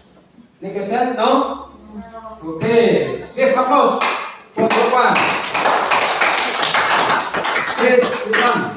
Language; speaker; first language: English; non-native, learner; Indonesian